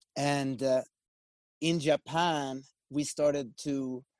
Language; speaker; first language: English; non-native, fluent; Swedish